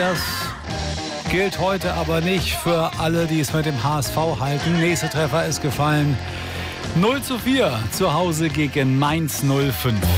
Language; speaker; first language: German; native; German